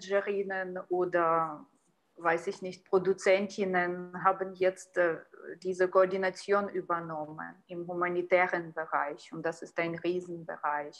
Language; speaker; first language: German; non-native, fluent; Ukrainian